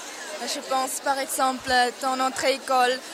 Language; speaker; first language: French; non-native, local second language; German